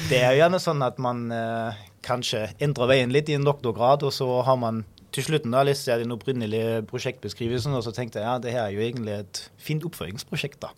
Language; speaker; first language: Norwegian; non-native, fluent; German